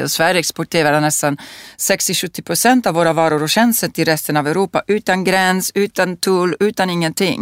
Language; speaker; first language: Swedish; non-native, fluent; Italian